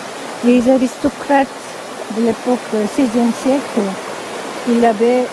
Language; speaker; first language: French; non-native, fluent; Korean